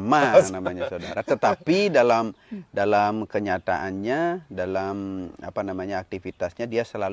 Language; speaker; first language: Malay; non-native, local second language; Balinese